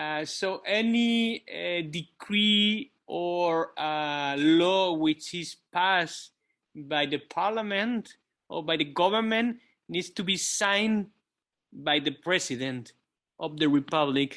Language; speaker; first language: English; non-native, fluent; Kabuverdianu